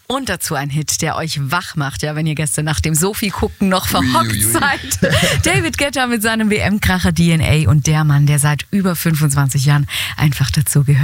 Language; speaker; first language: German; native; German